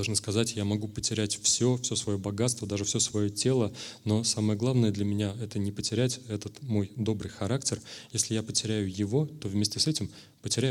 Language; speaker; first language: Russian; native; Russian